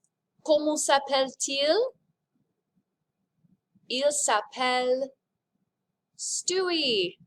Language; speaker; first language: French; non-native, fluent; English